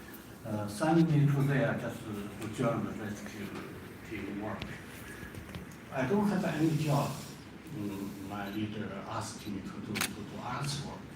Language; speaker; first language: English; non-native, learner; Chinese